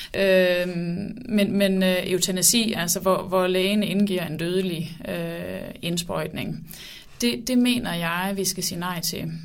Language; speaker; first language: Danish; native; Danish